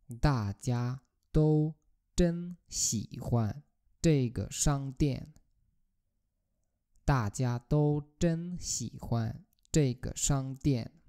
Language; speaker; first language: Chinese; non-native, fluent; Polish